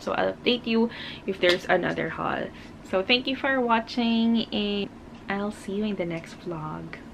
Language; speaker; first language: English; non-native, local second language; Filipino